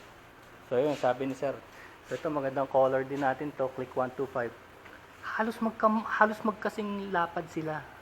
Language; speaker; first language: Filipino; native; Filipino